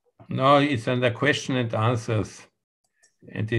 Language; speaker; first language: English; non-native, fluent; German